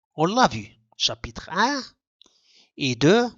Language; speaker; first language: French; non-native, local second language; Arabic